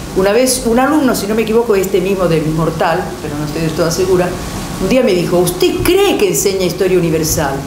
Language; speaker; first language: Spanish; non-native, fluent; Italian